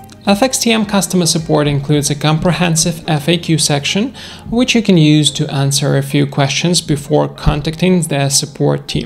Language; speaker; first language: English; non-native, fluent; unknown